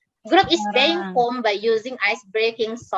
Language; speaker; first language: English; non-native, fluent; Indonesian